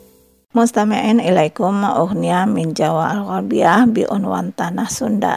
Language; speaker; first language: Arabic; non-native, fluent; Indonesian